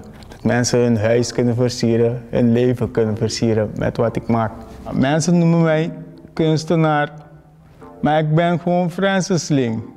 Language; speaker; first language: Dutch; non-native, local second language; Papiamento